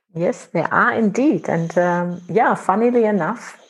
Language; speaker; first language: English; non-native, fluent; German